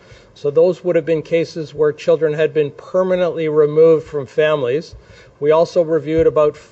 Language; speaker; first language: English; native; English